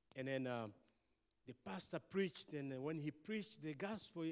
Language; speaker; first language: English; non-native, local second language; Kinyarwanda